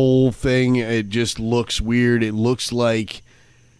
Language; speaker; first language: English; native; English